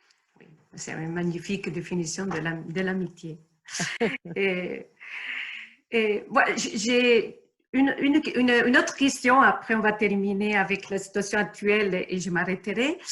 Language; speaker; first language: French; non-native, fluent; Italian